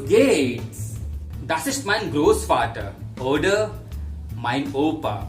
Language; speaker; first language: German; non-native, fluent; Hindi